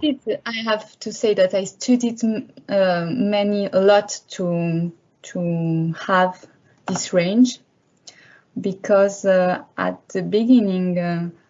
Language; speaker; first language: English; non-native, learner; French